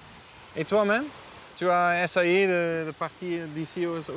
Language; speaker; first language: French; non-native, learner; Dutch